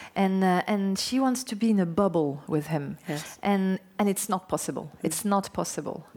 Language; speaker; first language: English; non-native, fluent; French